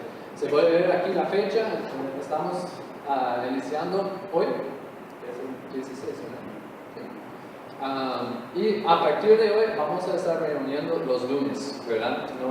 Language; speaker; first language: Spanish; non-native, fluent; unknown